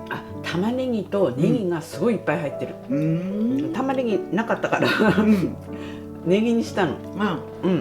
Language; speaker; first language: Japanese; native; Japanese